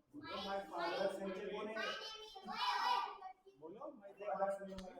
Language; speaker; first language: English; non-native, local second language; Hindi